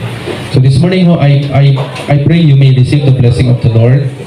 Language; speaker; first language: English; non-native, local second language; Filipino